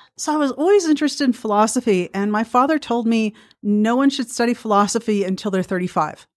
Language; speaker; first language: English; native; English